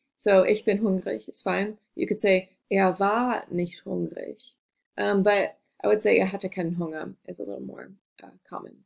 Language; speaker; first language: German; non-native, fluent; English